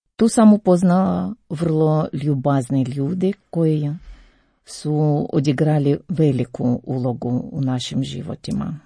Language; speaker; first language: Croatian; non-native, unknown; Ukrainian